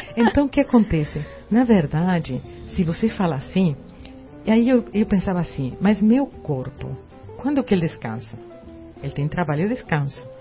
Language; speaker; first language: Portuguese; non-native, fluent; Spanish